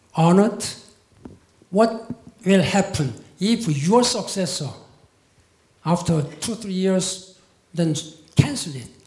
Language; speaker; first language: English; non-native, fluent; Korean